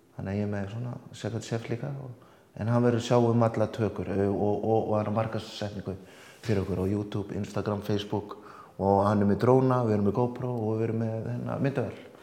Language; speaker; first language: Icelandic; early bilingual, other home language; Indonesian